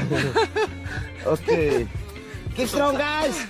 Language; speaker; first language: English; non-native, learner; Indonesian